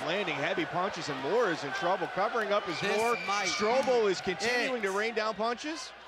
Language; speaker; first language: English; native; English